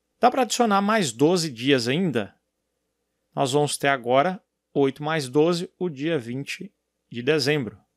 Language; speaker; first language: Portuguese; native; Portuguese